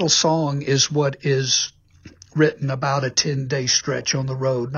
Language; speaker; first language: English; native; English